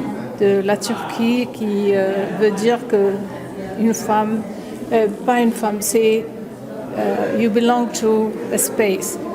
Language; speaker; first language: French; non-native, local second language; Arabic